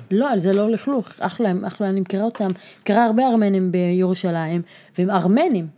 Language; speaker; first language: Hebrew; non-native, local second language; Arabic